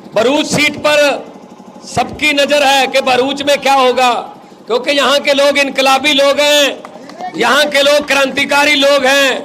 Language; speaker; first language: Hindi; non-native, local second language; Punjabi